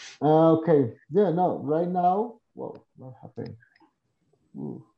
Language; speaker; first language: English; non-native, learner; Spanish